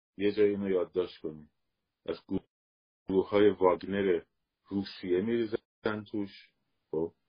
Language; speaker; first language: Persian; native; Persian